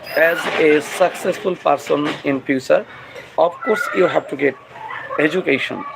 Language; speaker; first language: English; non-native, local second language; Bangla